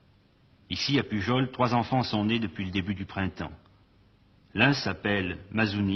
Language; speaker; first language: French; native; French